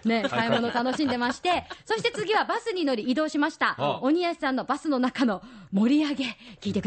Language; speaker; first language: Japanese; native; Japanese